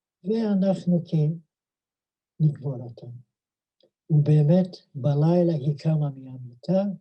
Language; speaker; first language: Hebrew; non-native, fluent; Yiddish